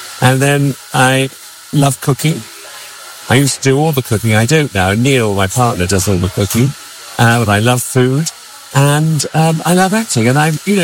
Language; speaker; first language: English; native; English